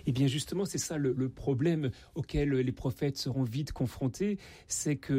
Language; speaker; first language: French; native; French